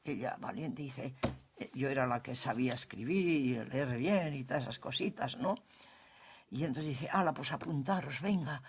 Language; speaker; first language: Spanish; native; Spanish